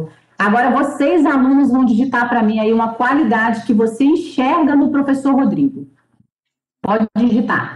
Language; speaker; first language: Portuguese; native; Portuguese